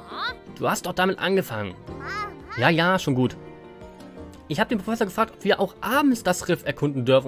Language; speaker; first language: German; native; German